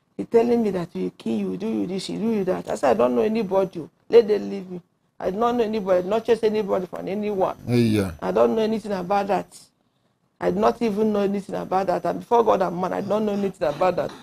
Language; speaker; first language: English; non-native, local second language; Igbo